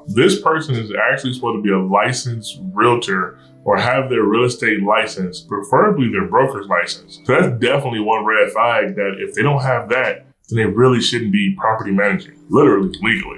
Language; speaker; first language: English; native; English